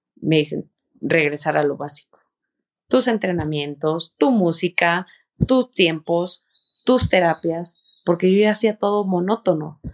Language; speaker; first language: Spanish; native; Spanish